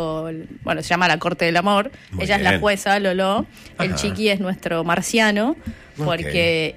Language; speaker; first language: Spanish; native; Spanish